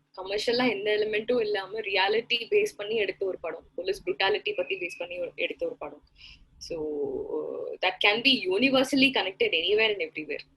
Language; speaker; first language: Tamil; non-native, local second language; Malayalam